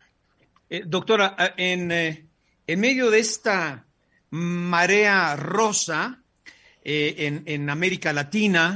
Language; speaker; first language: Spanish; native; Spanish